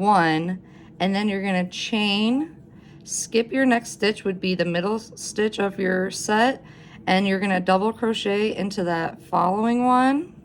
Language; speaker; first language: English; native; English